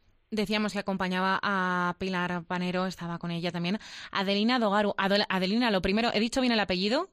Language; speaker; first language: Spanish; native; Spanish